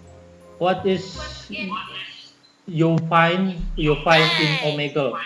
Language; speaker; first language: English; non-native, learner; Indonesian